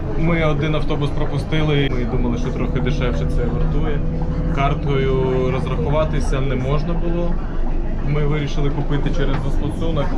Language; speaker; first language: Ukrainian; non-native, local second language; Russian